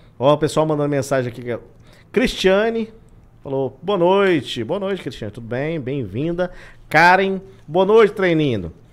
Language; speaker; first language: Portuguese; native; Portuguese